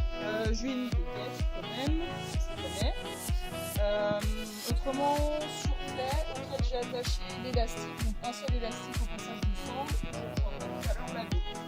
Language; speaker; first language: French; native; French